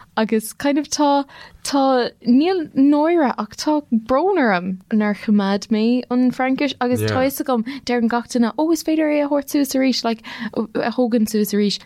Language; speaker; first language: Irish; non-native, local second language; English